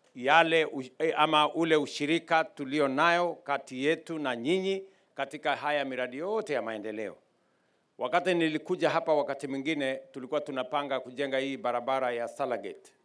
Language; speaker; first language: Swahili; non-native, local second language; Kalenjin